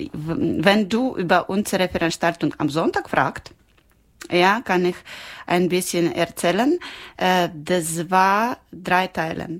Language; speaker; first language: German; non-native, learner; Ukrainian